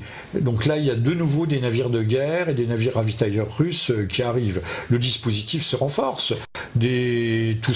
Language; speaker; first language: French; native; French